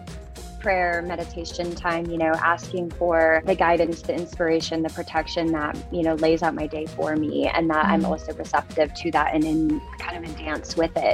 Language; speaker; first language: English; native; English